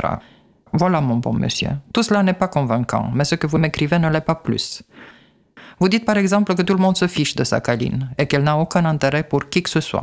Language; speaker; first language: French; native; French